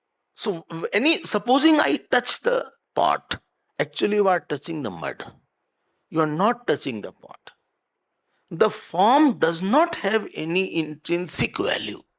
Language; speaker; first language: English; non-native, local second language; Hindi